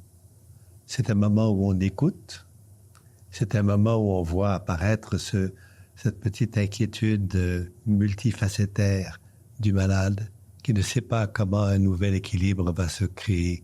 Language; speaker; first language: French; native; French